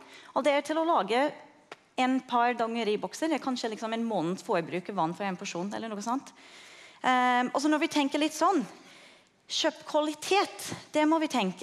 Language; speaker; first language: Norwegian; non-native, fluent; English